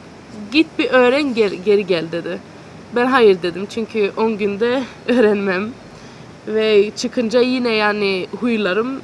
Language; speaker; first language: Turkish; early bilingual, heritage; Turkish